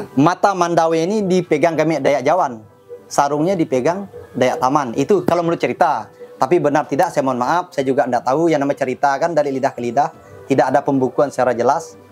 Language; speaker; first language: Indonesian; non-native, local second language; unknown